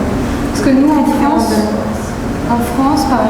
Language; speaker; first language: French; native; French